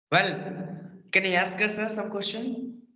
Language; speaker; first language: English; non-native, learner; Bhojpuri